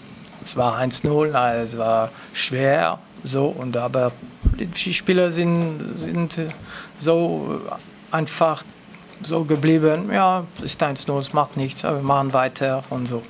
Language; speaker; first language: German; non-native, local second language; French